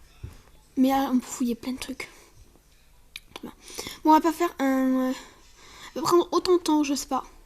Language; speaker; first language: French; native; French